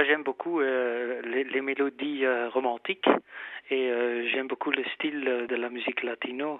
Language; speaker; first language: French; non-native, fluent; Dutch